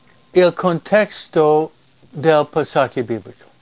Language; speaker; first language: Spanish; non-native, fluent; English